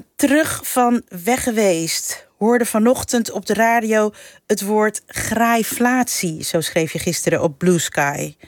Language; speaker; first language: Dutch; non-native, local second language; Papiamento